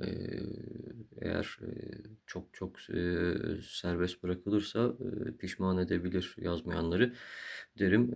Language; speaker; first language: Turkish; native; Turkish